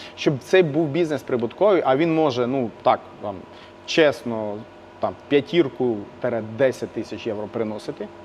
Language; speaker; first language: Ukrainian; native; Ukrainian